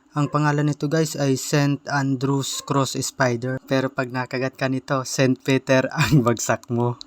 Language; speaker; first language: Filipino; non-native, local second language; Bikol